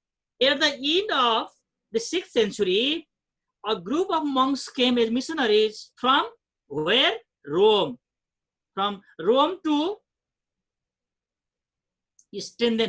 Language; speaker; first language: English; non-native, fluent; Nepali